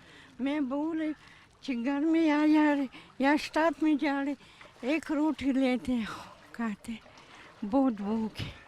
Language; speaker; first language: Hindi; non-native, local second language; Pashto